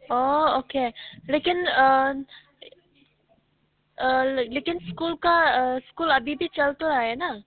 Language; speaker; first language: Urdu; native; Urdu